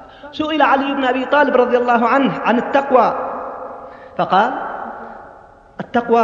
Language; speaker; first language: Arabic; native; Arabic